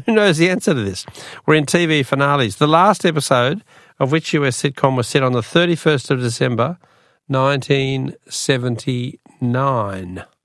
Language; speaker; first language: English; native; English